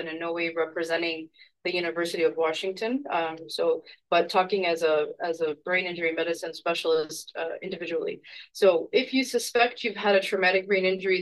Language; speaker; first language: English; native; English